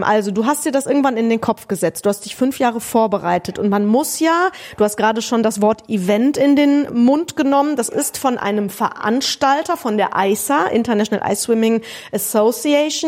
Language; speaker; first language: German; native; German